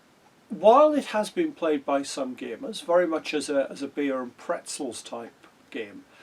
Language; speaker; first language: English; native; English